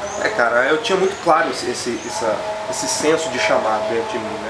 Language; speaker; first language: Portuguese; native; Portuguese